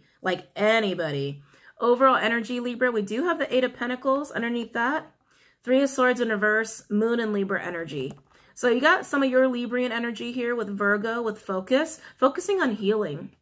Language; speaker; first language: English; native; English